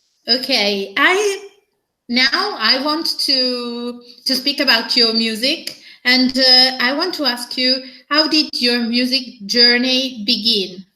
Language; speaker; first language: English; non-native, learner; Italian